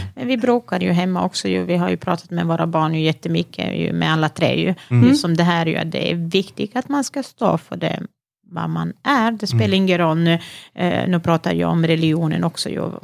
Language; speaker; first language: Swedish; non-native, fluent; Serbian